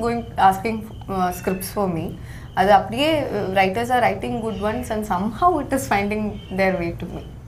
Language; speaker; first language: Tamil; non-native, local second language; Malayalam